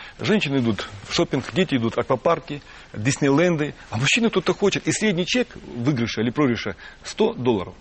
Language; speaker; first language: Russian; native; Russian